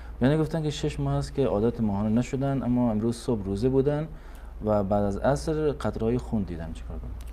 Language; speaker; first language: Persian; native; Persian